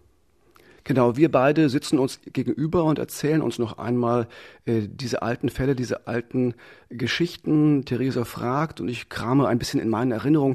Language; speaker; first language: German; native; German